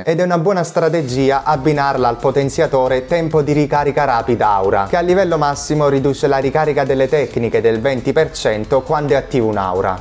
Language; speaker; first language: Italian; native; Italian